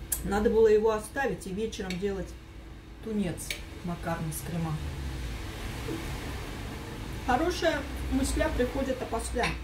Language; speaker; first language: Russian; native; Russian